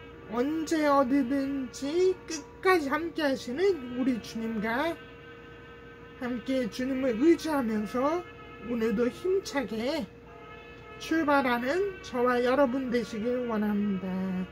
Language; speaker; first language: Korean; native; Korean